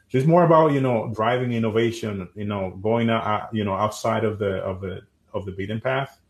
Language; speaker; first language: English; non-native, fluent; Spanish